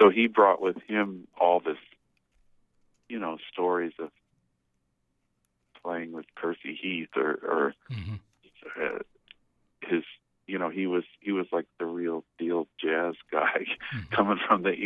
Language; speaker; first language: English; native; English